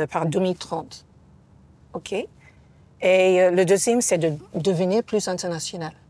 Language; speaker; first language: French; non-native, fluent; English